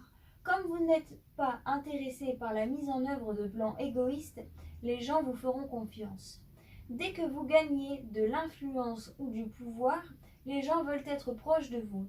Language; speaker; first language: French; native; French